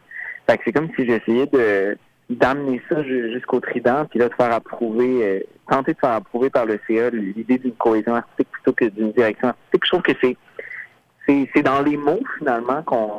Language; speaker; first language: French; native; French